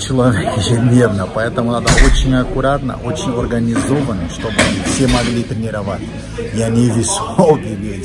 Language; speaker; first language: Russian; non-native, fluent; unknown